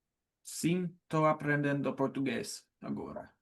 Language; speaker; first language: Portuguese; non-native, learner; English